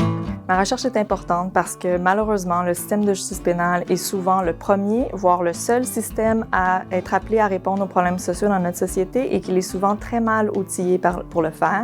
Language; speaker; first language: French; native; French